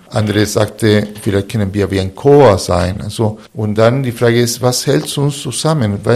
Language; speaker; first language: German; non-native, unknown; Spanish